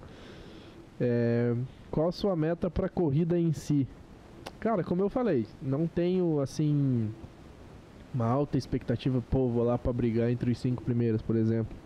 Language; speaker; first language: Portuguese; native; Portuguese